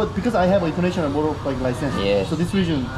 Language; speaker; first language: English; non-native, learner; Korean